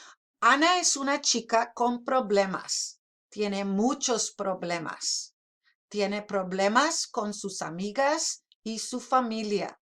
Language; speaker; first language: Spanish; non-native, fluent; English